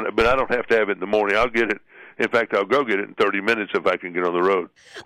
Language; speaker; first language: English; native; English